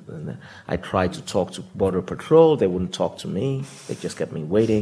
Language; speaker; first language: English; non-native, local second language; Yoruba